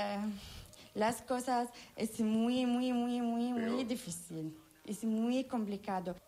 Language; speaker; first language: Spanish; non-native, learner; Arabic